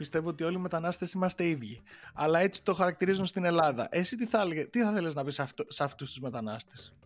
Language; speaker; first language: Greek; native; Greek